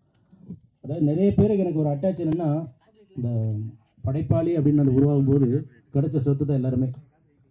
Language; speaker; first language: Tamil; native; Tamil